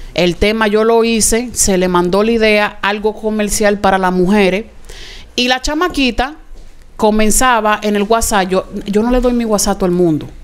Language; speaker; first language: Spanish; early bilingual, heritage; Spanish